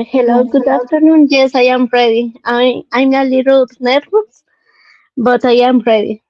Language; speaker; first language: English; non-native, learner; Spanish